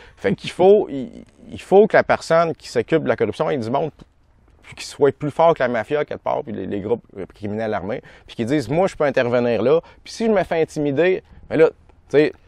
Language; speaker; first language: French; native; French